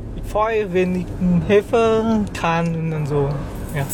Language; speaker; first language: German; non-native, fluent; Vietnamese